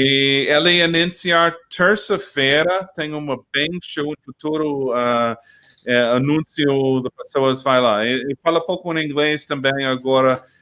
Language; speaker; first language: Portuguese; non-native, learner; English